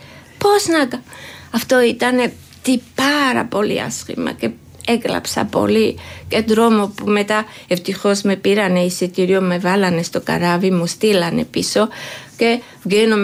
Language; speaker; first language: Greek; non-native, learner; Georgian